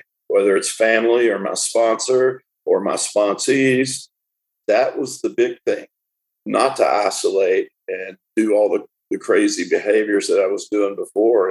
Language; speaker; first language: English; native; English